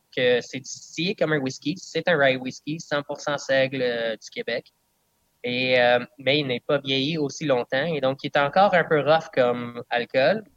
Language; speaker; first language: French; non-native, fluent; English